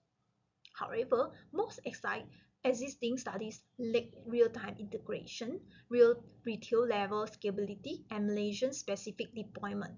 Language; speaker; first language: English; non-native, local second language; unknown